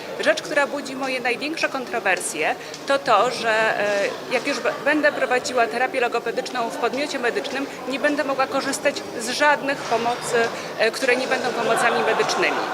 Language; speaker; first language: Polish; native; Polish